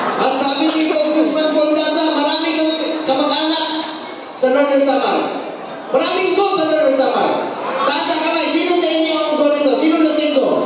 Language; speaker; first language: Filipino; non-native, local second language; Cebuano